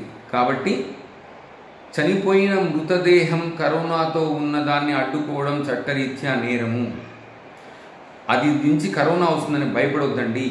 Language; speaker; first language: Telugu; native; Telugu